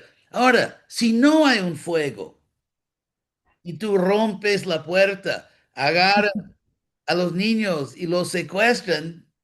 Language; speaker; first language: Spanish; non-native, fluent; English